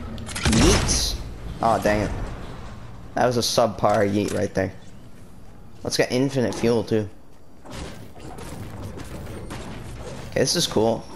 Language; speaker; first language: English; native; English